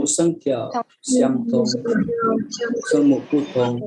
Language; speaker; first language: Chinese; non-native, learner; Indonesian